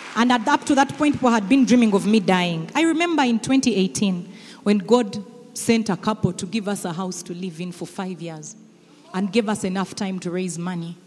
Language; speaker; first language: English; non-native, local second language; Ganda